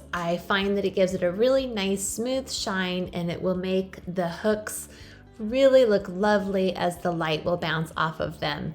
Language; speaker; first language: English; native; English